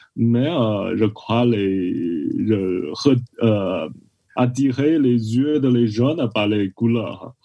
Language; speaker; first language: French; non-native, learner; Chinese